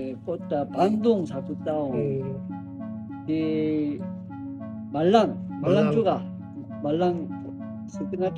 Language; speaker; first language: Indonesian; non-native, fluent; Korean